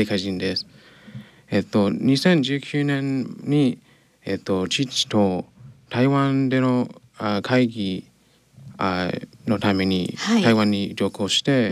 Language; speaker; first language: Japanese; non-native, learner; English